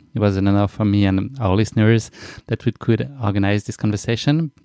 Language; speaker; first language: English; non-native, fluent; French